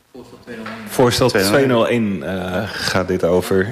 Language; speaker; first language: Dutch; native; Dutch